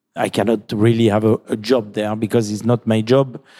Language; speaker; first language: English; non-native, fluent; French